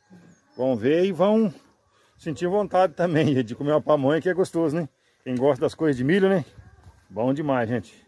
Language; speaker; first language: Portuguese; native; Portuguese